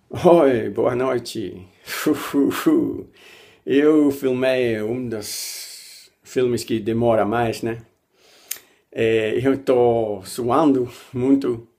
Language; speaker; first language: Portuguese; non-native, learner; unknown